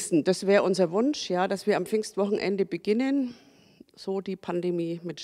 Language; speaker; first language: German; native; German